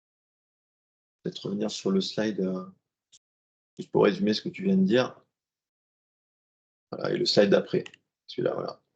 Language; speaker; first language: French; native; French